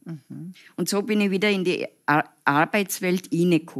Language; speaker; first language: German; non-native, fluent; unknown